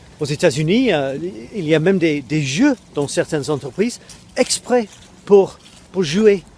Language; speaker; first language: French; non-native, fluent; English